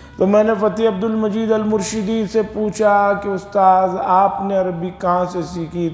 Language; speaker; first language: Urdu; native; Urdu